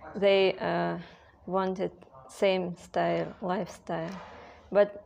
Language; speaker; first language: English; non-native, learner; Russian